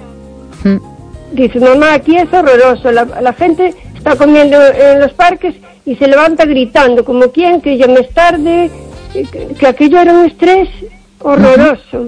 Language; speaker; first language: Spanish; native; Spanish